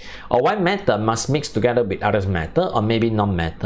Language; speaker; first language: English; non-native, local second language; Chinese